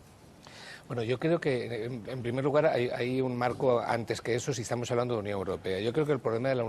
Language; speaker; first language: Spanish; native; Spanish